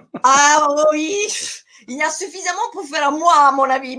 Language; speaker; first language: French; non-native, fluent; Italian